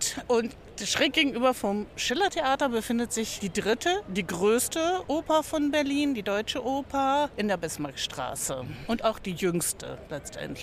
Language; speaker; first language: German; native; German